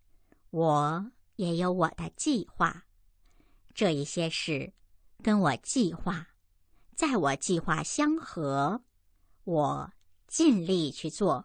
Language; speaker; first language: Chinese; native; Chinese